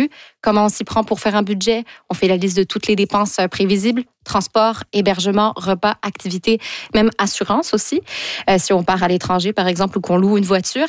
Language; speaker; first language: French; native; French